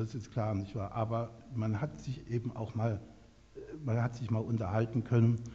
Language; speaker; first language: German; native; German